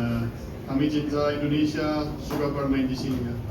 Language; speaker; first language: Indonesian; non-native, learner; Danish